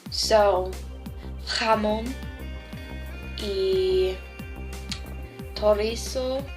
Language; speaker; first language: Spanish; non-native, learner; English